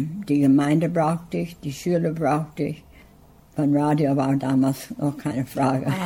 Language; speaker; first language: German; early bilingual, heritage; English